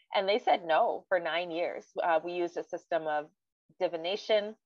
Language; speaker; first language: English; native; English